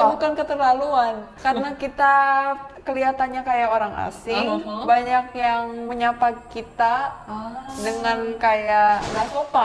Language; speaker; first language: Indonesian; early bilingual, other home language; Korean